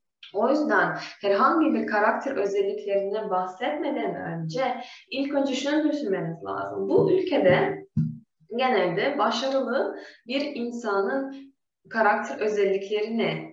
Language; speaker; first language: Turkish; non-native, fluent; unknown